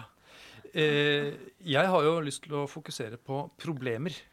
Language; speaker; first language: Norwegian; native; Norwegian